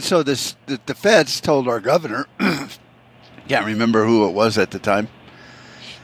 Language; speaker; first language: English; native; English